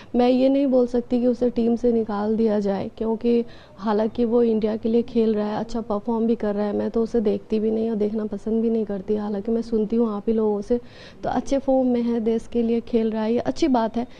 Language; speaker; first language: Hindi; non-native, local second language; Bangla